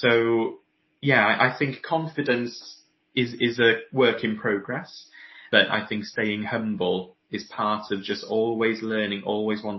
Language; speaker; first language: English; native; English